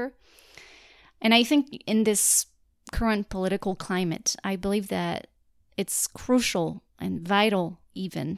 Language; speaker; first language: English; non-native, fluent; French